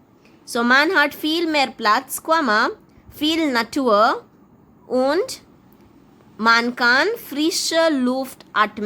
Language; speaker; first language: German; non-native, fluent; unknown